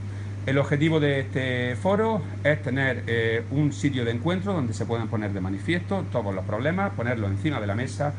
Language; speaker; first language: Spanish; native; Spanish